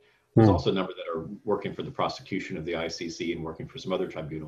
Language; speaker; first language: English; native; English